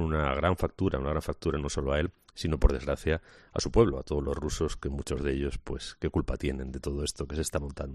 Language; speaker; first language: Spanish; native; Spanish